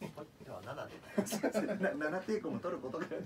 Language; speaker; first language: Japanese; native; Japanese